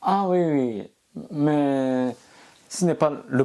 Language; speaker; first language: French; non-native, learner; Japanese